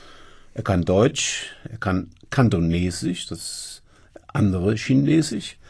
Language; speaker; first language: German; native; German